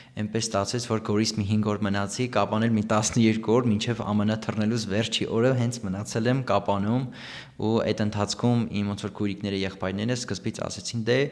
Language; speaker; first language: Armenian; early bilingual, heritage; Armenian